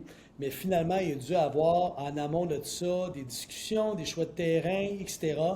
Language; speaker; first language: French; native; French